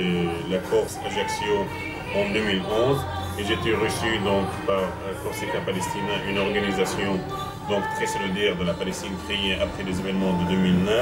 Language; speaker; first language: French; non-native, fluent; Arabic